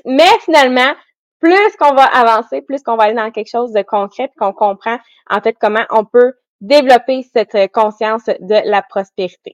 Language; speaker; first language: French; native; French